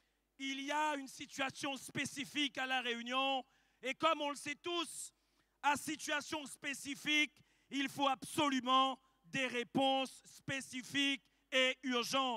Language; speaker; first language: French; native; French